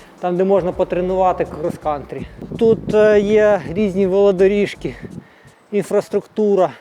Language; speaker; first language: Ukrainian; non-native, local second language; Russian